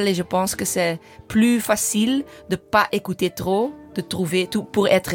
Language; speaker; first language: French; non-native, learner; English